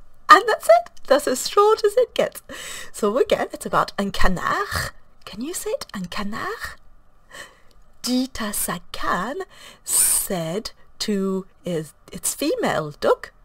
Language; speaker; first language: English; non-native, fluent; French